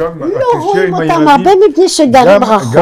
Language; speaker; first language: Hebrew; non-native, fluent; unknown